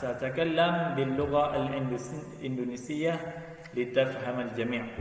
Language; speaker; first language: Arabic; non-native, fluent; Indonesian